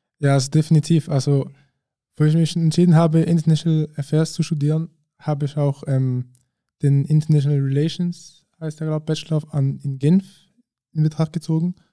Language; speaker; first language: German; early bilingual, other home language; French